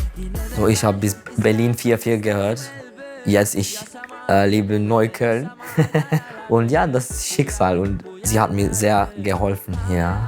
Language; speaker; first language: German; non-native, learner; Turkish